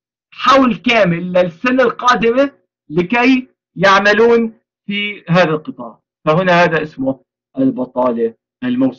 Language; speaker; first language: Arabic; native; Arabic